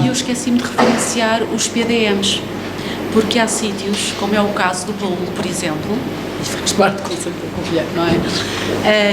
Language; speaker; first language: Portuguese; native; Portuguese